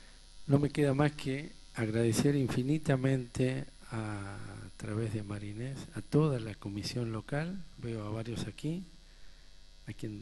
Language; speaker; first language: Spanish; native; Spanish